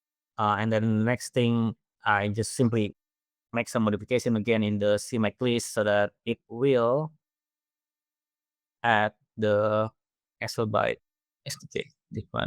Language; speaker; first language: English; non-native, fluent; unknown